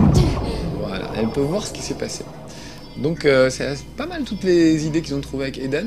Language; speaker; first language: French; native; French